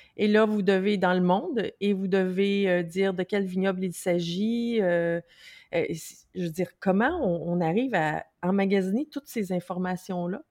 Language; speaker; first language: French; native; French